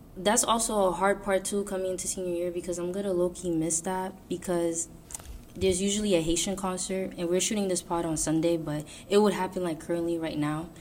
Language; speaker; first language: English; native; English